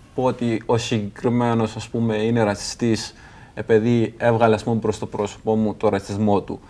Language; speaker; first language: Greek; non-native, fluent; Kurdish